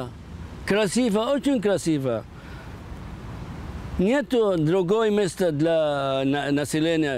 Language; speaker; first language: Russian; non-native, fluent; Arabic